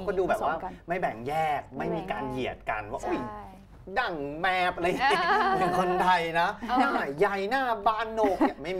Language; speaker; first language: Thai; native; Thai